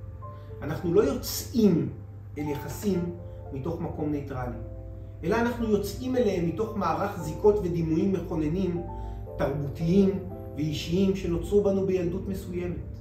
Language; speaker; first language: Hebrew; native; Hebrew